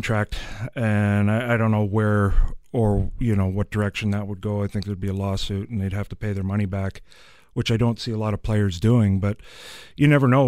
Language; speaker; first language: English; native; English